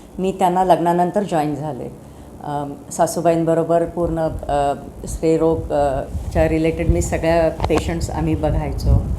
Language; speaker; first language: Marathi; native; Marathi